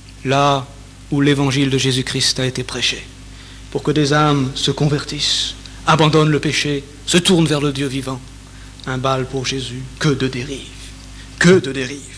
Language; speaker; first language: French; native; French